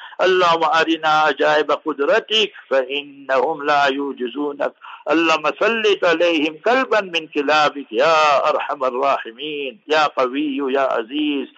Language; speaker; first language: Arabic; non-native, fluent; English